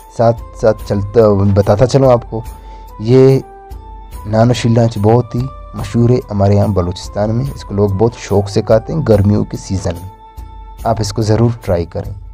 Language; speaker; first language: Urdu; non-native, local second language; Baluchi